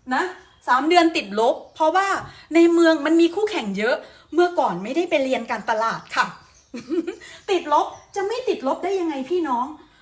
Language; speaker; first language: Thai; native; Thai